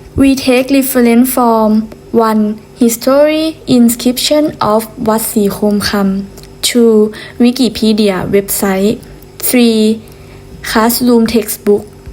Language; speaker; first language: English; non-native, learner; Thai